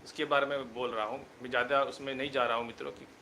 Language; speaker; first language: Hindi; non-native, local second language; Gujarati